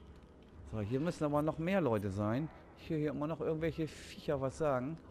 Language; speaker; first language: German; native; German